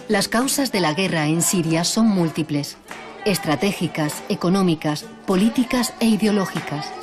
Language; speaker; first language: Spanish; native; Spanish